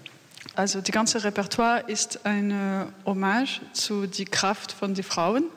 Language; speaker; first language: German; non-native, learner; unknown